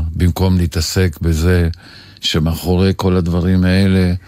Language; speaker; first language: Hebrew; early bilingual, other home language; Polish